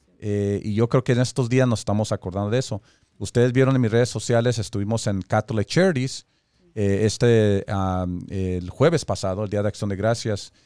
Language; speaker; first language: Spanish; early bilingual, heritage; Spanish